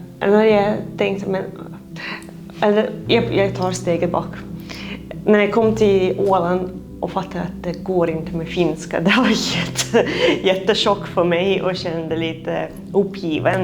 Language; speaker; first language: Swedish; non-native, fluent; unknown